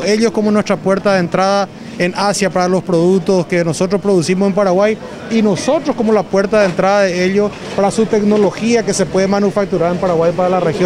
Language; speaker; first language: Spanish; native; Spanish